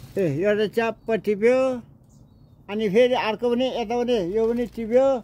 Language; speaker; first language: Nepali; non-native, local second language; Gurung